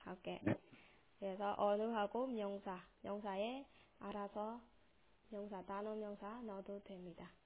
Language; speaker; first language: Korean; non-native, local second language; Burmese